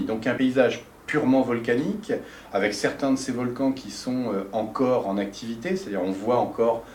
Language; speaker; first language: French; native; French